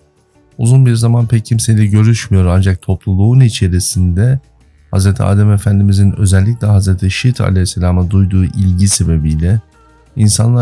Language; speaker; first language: Turkish; native; Turkish